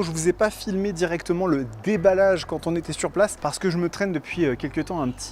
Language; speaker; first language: French; native; French